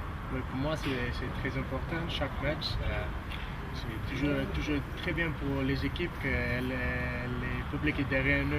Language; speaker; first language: French; non-native, learner; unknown